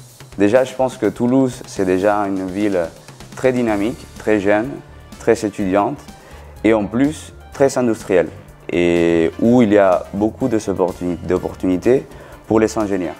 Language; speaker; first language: French; non-native, fluent; Spanish